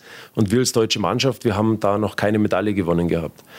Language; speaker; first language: German; native; German